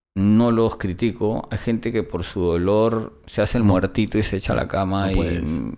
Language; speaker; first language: Spanish; native; Spanish